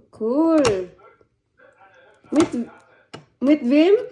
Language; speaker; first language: German; non-native, learner; Filipino